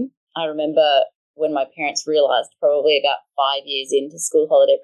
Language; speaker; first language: English; native; English